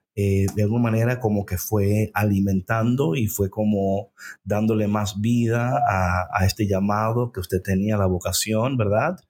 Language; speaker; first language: Spanish; early bilingual, heritage; Spanish